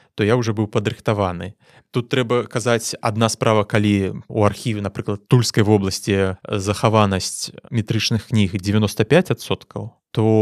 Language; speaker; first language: Belarusian; non-native, local second language; Russian